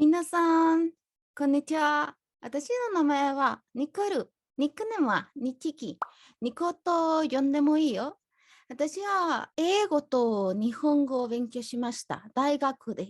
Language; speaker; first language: Japanese; non-native, learner; Spanish